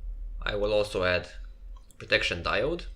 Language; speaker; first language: English; non-native, fluent; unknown